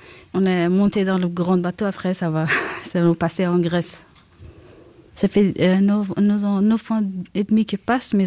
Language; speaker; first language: French; non-native, learner; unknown